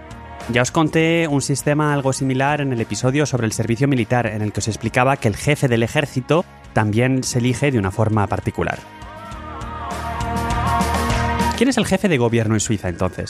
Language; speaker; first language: Spanish; native; Spanish